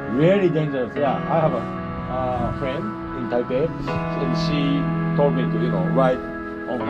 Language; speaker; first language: English; non-native, learner; Japanese